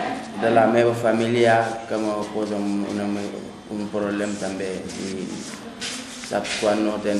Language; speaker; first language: Catalan; non-native, learner; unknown